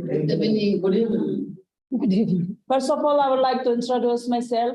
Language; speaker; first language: English; non-native, learner; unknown